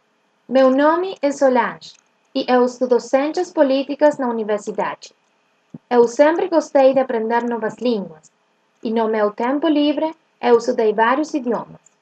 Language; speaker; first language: Portuguese; non-native, learner; Spanish